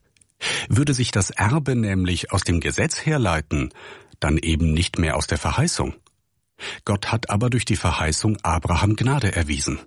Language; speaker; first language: German; native; German